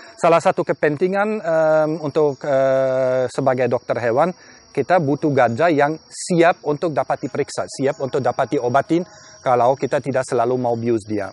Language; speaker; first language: Indonesian; non-native, fluent; German